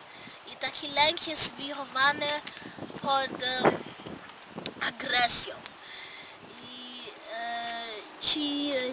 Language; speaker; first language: Polish; non-native, fluent; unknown